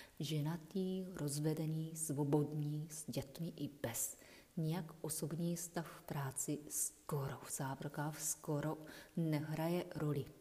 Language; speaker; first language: Czech; non-native, fluent; Japanese